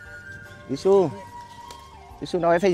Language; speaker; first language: Portuguese; non-native, learner; Vietnamese